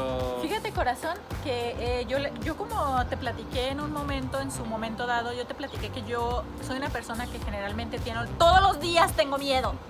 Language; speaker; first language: Spanish; native; Spanish